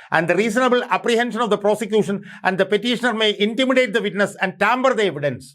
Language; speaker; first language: English; non-native, local second language; Malayalam